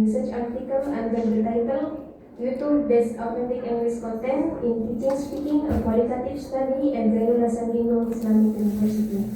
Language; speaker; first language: English; non-native, fluent; Indonesian